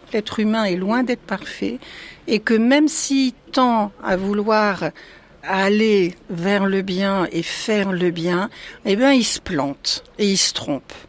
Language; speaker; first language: French; native; French